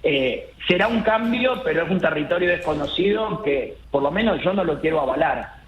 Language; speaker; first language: Spanish; native; Spanish